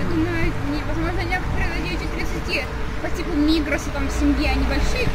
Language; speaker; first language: Russian; native; Russian